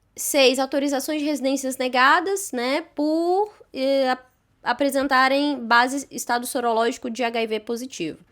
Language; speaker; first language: Portuguese; native; Portuguese